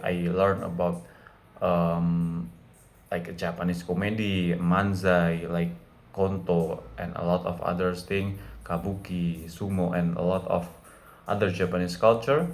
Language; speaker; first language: English; non-native, fluent; Indonesian